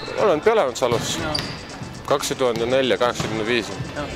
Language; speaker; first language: Finnish; non-native, learner; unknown